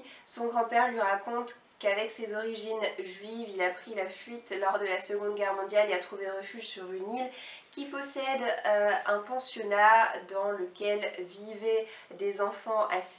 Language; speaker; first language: French; native; French